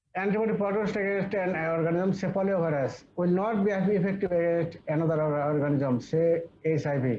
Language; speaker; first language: English; non-native, local second language; Bangla